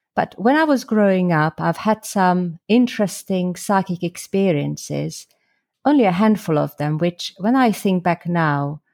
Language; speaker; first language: English; non-native, fluent; Slovak